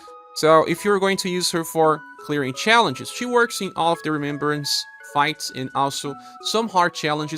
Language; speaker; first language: English; non-native, fluent; Portuguese